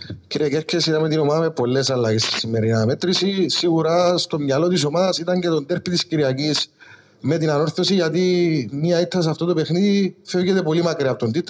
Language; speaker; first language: Greek; native; Greek